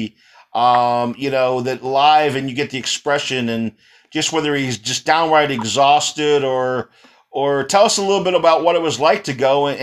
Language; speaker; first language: English; native; English